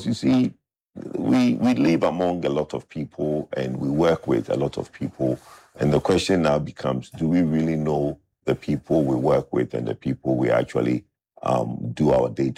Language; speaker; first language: English; non-native, local second language; Akan